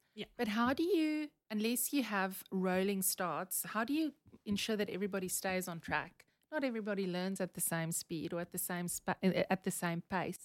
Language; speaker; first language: English; non-native, local second language; Afrikaans